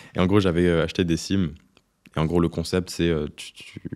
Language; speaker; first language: French; native; French